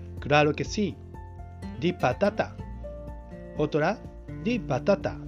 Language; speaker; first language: Spanish; non-native, fluent; Japanese